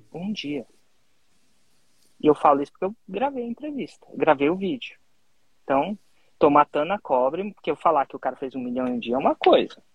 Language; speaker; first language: Portuguese; native; Portuguese